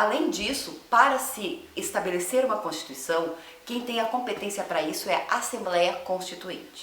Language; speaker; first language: Portuguese; native; Portuguese